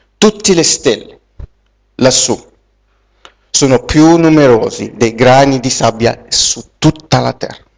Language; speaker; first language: Italian; non-native, fluent; Arabic